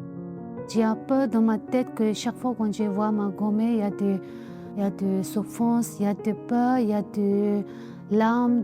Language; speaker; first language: French; non-native, learner; Tibetan